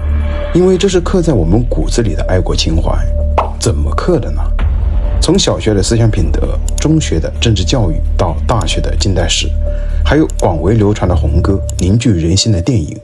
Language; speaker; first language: Chinese; native; Chinese